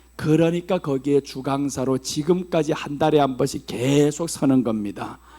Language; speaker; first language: Korean; early bilingual, heritage; Korean